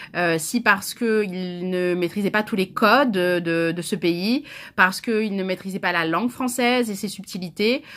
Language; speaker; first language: French; native; French